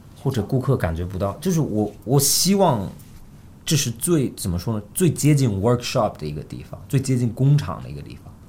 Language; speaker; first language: Chinese; early bilingual, heritage; Chinese